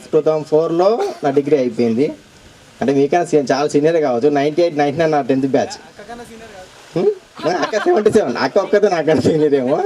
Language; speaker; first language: Telugu; native; Telugu